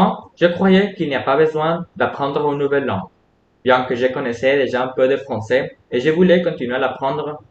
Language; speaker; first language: French; non-native, fluent; Spanish